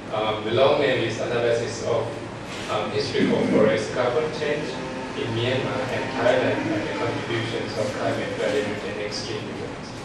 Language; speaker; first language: English; non-native, fluent; Thai